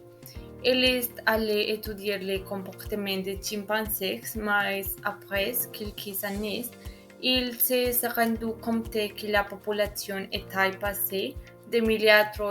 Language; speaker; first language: French; non-native, learner; Spanish